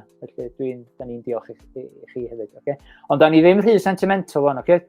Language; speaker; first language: Welsh; native; Welsh